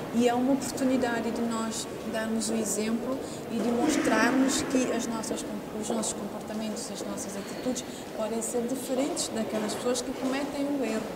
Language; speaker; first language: Portuguese; non-native, local second language; Kabuverdianu